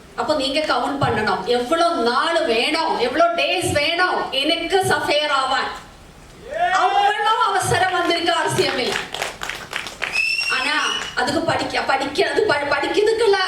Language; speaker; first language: Tamil; non-native, learner; Malayalam